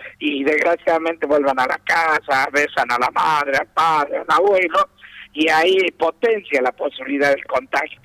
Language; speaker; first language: Spanish; native; Spanish